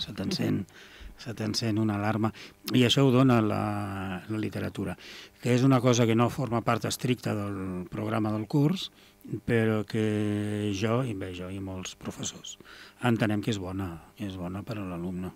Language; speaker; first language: Catalan; native; Catalan